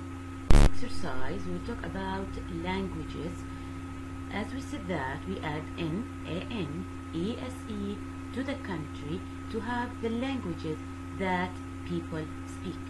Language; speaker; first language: English; non-native, fluent; Arabic